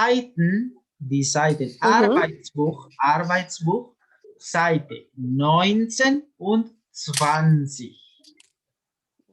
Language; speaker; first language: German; non-native, fluent; Spanish